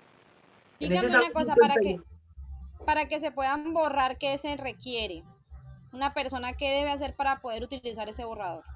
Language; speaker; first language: Spanish; native; Spanish